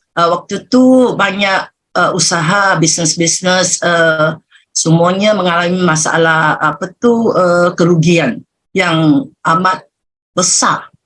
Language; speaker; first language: Malay; non-native, local second language; Chinese